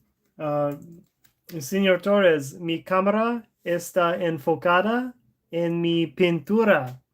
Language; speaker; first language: Spanish; non-native, learner; English